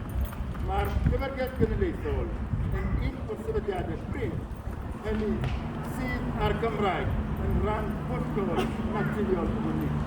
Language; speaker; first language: Welsh; non-native, fluent; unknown